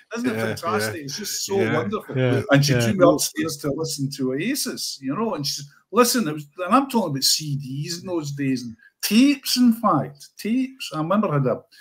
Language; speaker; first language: English; native; English